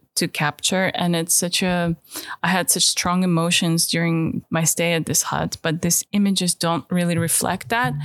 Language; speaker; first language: English; non-native, fluent; Russian